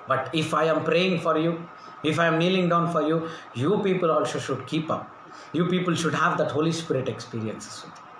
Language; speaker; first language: English; non-native, local second language; Telugu